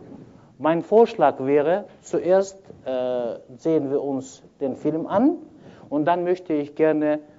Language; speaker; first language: German; non-native, fluent; Kyrgyz